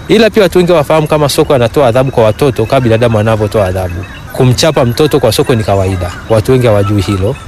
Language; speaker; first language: Swahili; native; Swahili